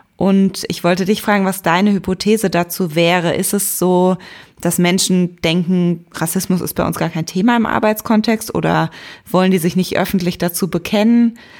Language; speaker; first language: German; native; German